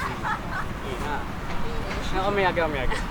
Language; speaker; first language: Japanese; non-native, learner; Indonesian